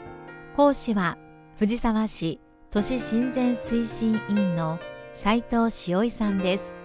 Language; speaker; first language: Japanese; native; Japanese